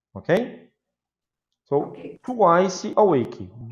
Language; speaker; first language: English; non-native, fluent; Portuguese